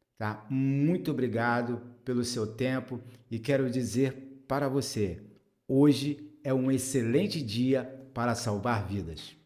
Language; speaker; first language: Portuguese; native; Portuguese